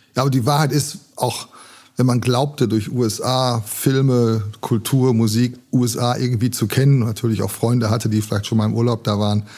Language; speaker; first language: German; native; German